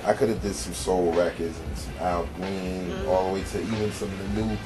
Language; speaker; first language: English; native; English